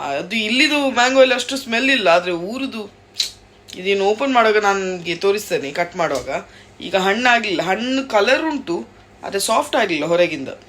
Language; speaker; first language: Kannada; non-native, local second language; Tulu